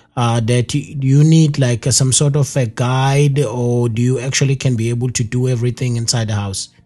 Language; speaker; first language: English; non-native, local second language; Zulu